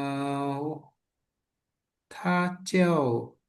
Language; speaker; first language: Chinese; non-native, learner; Indonesian